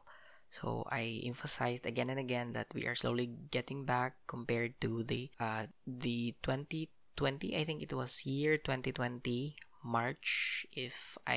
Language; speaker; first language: English; non-native, local second language; Cebuano